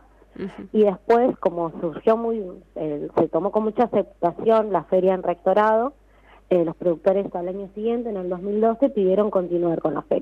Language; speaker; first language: Spanish; native; Spanish